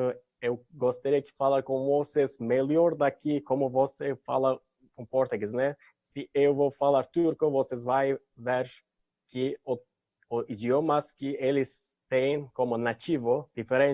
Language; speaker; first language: Portuguese; non-native, learner; Turkish